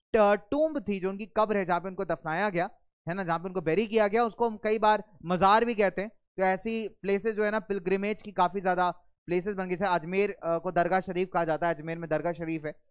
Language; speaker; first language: Hindi; native; Hindi